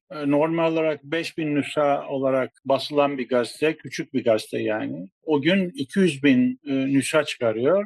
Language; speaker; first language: Turkish; non-native, local second language; Greek